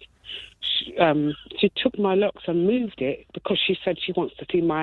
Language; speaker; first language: English; native; English